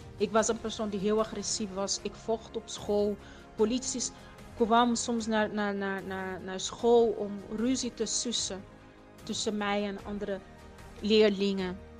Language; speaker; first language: Dutch; non-native, fluent; Portuguese